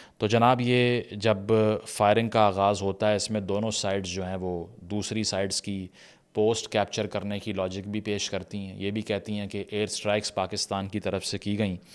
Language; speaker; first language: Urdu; native; Urdu